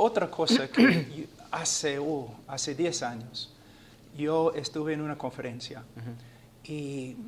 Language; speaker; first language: Spanish; non-native, fluent; English